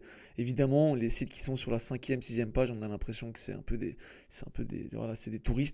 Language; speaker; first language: French; native; French